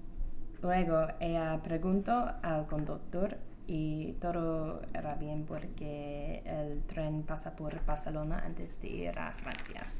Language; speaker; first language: Spanish; non-native, learner; English